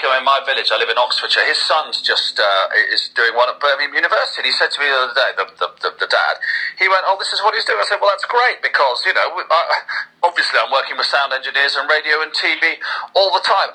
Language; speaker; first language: English; native; English